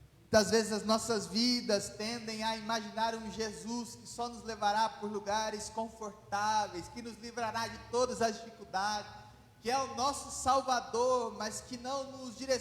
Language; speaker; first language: Portuguese; native; Portuguese